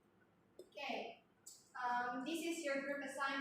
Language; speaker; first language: English; non-native, learner; Indonesian